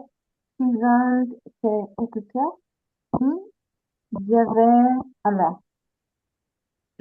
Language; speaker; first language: French; non-native, learner; Spanish